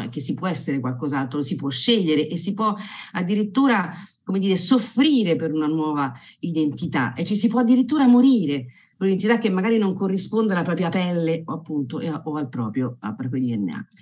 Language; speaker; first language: Italian; native; Italian